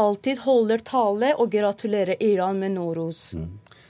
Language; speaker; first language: Norwegian; non-native, fluent; Persian